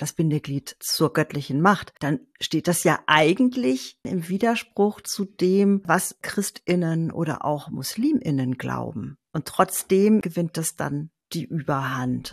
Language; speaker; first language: German; native; German